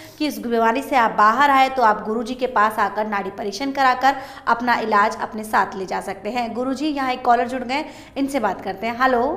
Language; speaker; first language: Hindi; native; Hindi